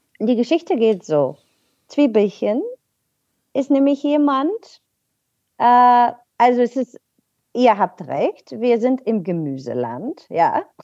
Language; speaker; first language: German; non-native, fluent; Bulgarian